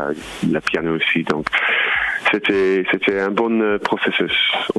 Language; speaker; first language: French; non-native, fluent; English